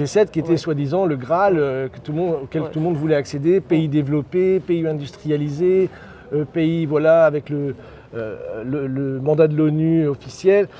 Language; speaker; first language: French; native; French